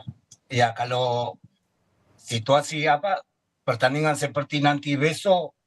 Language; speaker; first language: Indonesian; non-native, fluent; Spanish